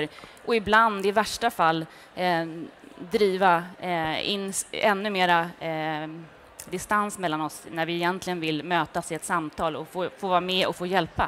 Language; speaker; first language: Swedish; native; Swedish